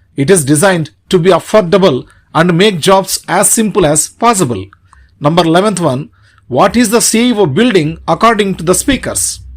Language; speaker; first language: English; non-native, local second language; Telugu